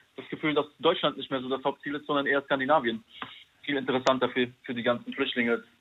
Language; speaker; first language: German; non-native, fluent; Polish